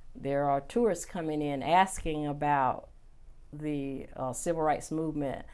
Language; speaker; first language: English; native; English